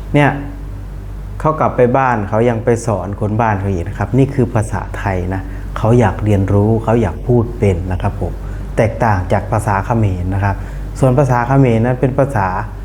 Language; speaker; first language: Thai; non-native, fluent; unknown